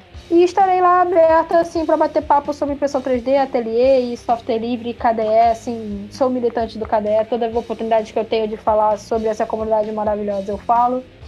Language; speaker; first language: Portuguese; native; Portuguese